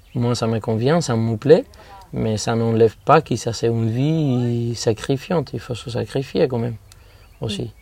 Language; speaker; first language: French; non-native, fluent; Spanish